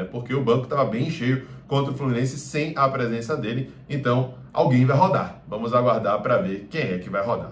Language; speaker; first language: Portuguese; native; Portuguese